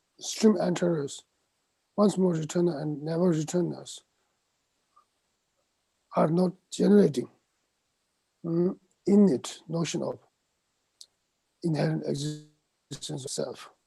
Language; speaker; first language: English; non-native, fluent; Tibetan